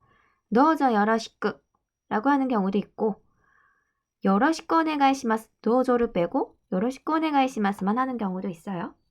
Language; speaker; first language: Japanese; non-native, fluent; Korean